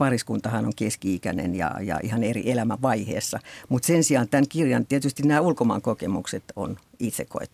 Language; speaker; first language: Finnish; native; Finnish